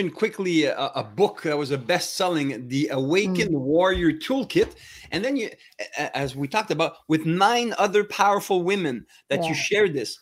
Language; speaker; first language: English; non-native, fluent; French